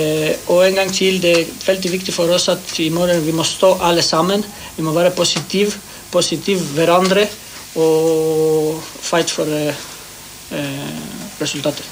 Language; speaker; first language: Norwegian; non-native, fluent; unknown